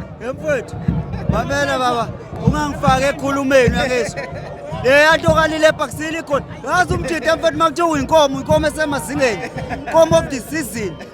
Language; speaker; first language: Zulu; native; Zulu